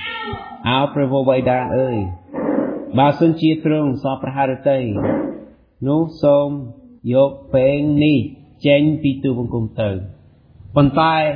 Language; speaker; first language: Khmer; non-native, fluent; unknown